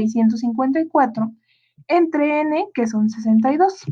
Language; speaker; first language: Spanish; native; Spanish